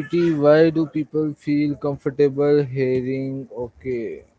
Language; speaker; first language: English; non-native, learner; Urdu